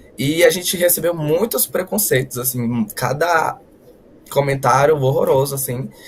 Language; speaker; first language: Portuguese; native; Portuguese